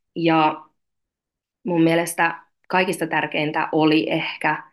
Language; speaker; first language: Finnish; non-native, fluent; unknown